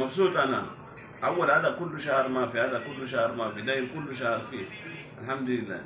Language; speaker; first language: Arabic; non-native, learner; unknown